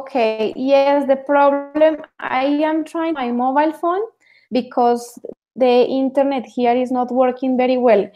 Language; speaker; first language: English; non-native, fluent; Spanish